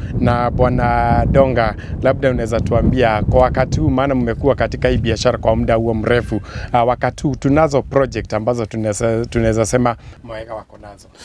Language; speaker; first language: Swahili; non-native, local second language; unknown